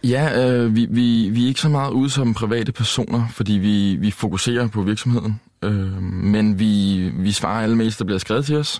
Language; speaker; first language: Danish; native; Danish